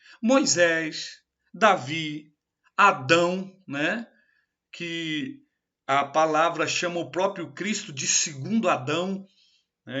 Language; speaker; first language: Portuguese; native; Portuguese